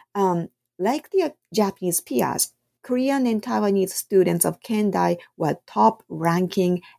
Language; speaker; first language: English; non-native, fluent; Japanese